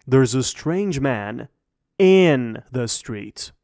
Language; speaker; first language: English; non-native, fluent; Persian